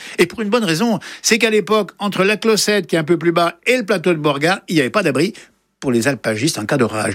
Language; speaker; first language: French; native; French